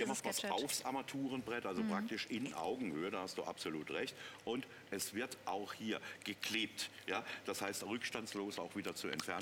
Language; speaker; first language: German; native; German